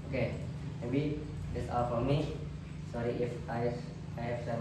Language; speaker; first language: English; non-native, learner; Indonesian